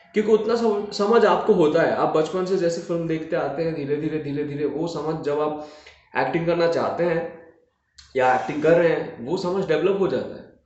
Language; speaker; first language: Hindi; non-native, local second language; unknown